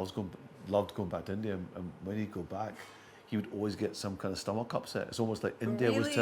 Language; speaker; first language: English; early bilingual, other home language; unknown